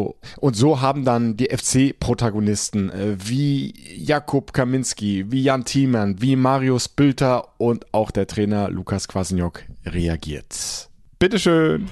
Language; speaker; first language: German; native; German